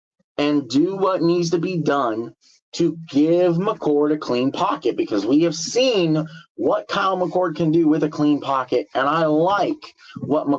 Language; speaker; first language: English; native; English